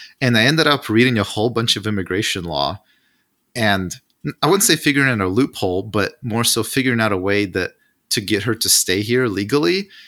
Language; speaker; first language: English; non-native, fluent; Russian